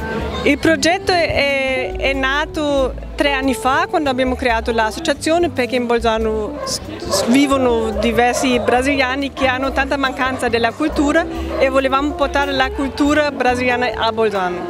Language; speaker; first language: Italian; non-native, learner; Portuguese